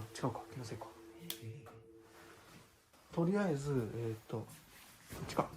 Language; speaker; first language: Japanese; native; Japanese